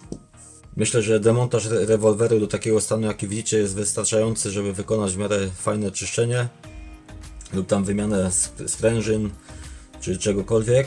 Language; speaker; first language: Polish; native; Polish